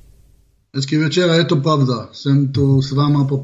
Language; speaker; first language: Czech; non-native, fluent; Hebrew